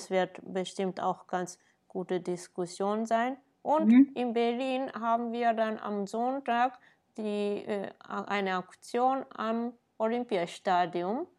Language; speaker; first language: German; non-native, fluent; Japanese